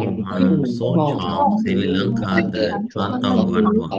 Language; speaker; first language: Chinese; non-native, learner; Sinhala